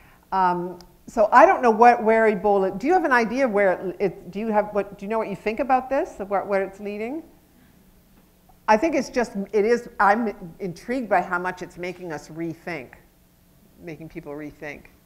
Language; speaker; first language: English; native; English